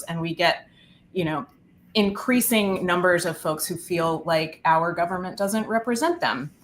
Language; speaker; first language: English; native; English